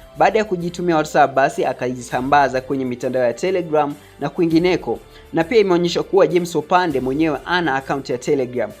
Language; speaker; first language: Swahili; native; Swahili